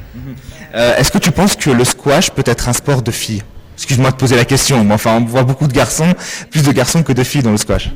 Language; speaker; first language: French; native; French